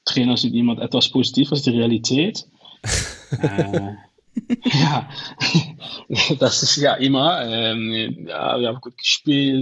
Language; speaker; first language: German; non-native, learner; Dutch